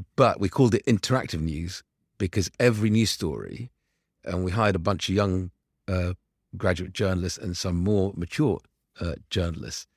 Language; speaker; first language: English; early bilingual, other home language; Arabic